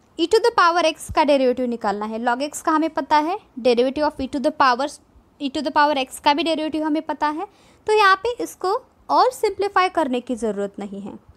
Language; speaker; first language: Hindi; non-native, local second language; Marathi